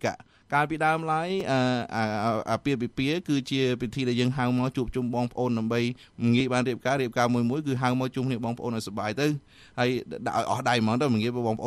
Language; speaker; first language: Khmer; native; Khmer